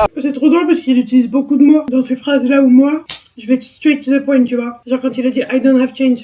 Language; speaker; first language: French; native; French